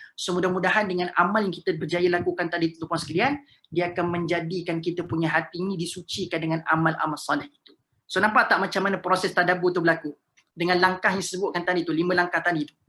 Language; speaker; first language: Malay; native; Malay